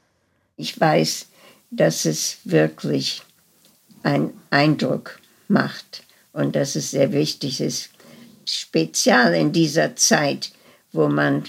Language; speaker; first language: German; early bilingual, heritage; German